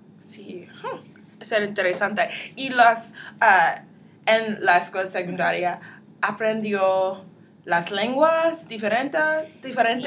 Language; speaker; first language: Spanish; non-native, learner; English